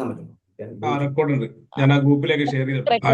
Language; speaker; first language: Malayalam; native; Malayalam